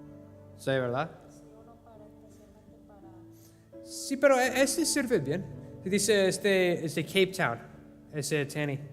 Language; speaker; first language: Spanish; non-native, learner; English